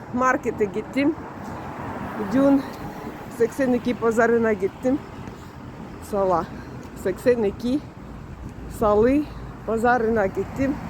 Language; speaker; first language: Turkish; non-native, learner; Russian